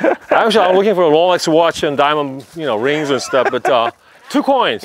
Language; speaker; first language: English; non-native, learner; Korean